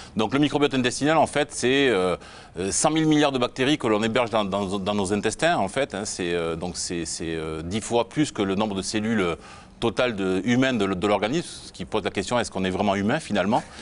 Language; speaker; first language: French; native; French